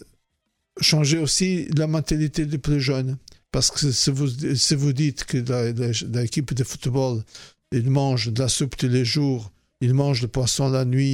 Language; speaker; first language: French; non-native, fluent; Portuguese